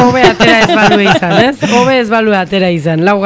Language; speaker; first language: Basque; native; Basque